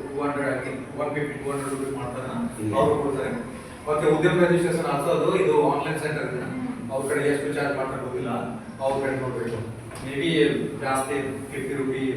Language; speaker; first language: Kannada; non-native, local second language; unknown